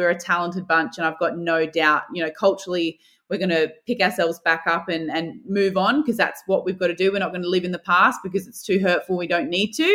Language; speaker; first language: English; native; English